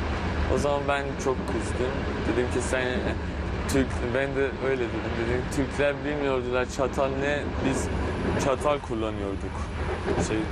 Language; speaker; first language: Turkish; non-native, fluent; Persian